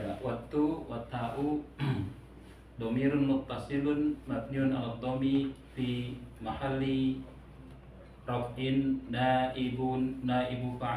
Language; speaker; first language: Arabic; non-native, learner; Indonesian